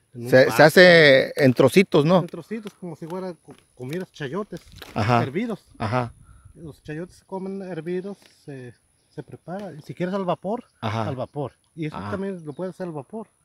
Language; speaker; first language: Spanish; native; Spanish